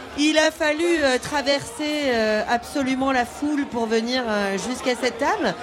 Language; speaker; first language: French; native; French